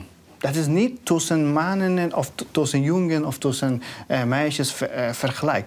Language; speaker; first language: Dutch; non-native, learner; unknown